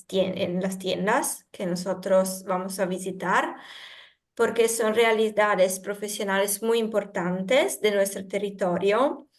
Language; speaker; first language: Spanish; non-native, fluent; Italian